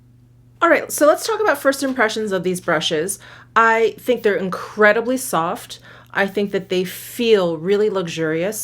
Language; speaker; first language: English; native; English